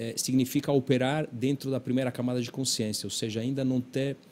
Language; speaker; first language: Portuguese; non-native, fluent; Italian